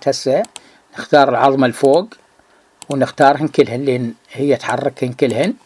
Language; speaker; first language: Arabic; native; Arabic